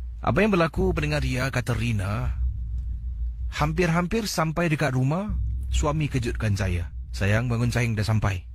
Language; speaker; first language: Malay; native; Malay